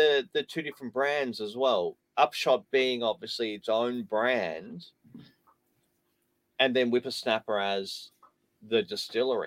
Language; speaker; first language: English; native; English